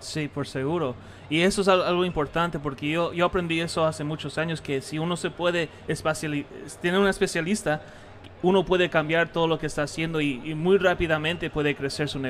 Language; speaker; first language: Spanish; early bilingual, heritage; Spanish